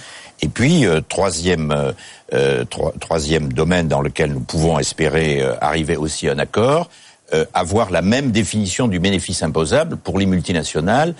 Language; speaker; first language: French; native; French